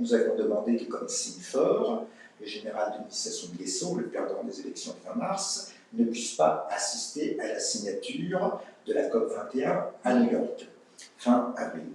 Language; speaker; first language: French; native; French